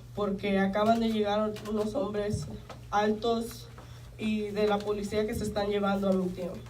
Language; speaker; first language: Spanish; early bilingual, heritage; Spanish